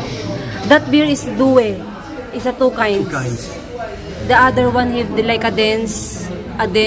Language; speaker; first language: English; non-native, local second language; Filipino